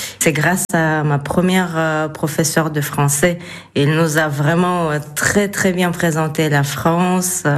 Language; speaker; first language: French; non-native, fluent; Russian